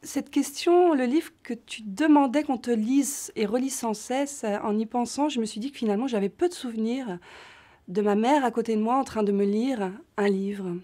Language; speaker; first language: French; native; French